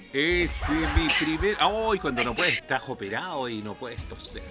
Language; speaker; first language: Spanish; native; Spanish